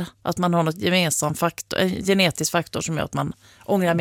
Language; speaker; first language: Swedish; native; Swedish